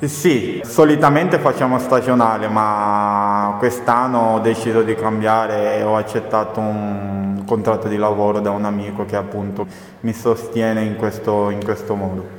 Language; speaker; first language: Italian; non-native, fluent; Portuguese